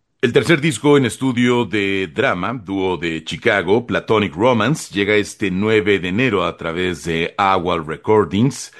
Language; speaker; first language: Spanish; native; Spanish